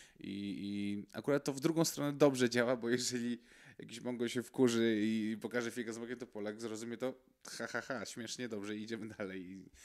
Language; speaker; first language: Polish; early bilingual, other home language; Mongolian